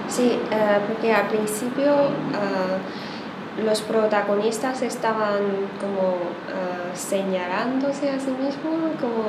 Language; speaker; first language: Spanish; non-native, fluent; Chinese